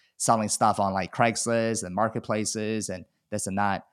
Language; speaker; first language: English; early bilingual, other home language; Chinese